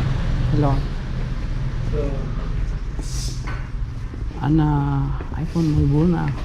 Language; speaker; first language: Vietnamese; non-native, learner; Kannada